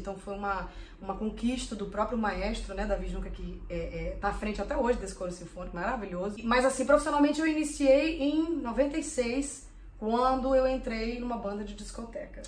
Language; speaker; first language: Portuguese; early bilingual, heritage; Portuguese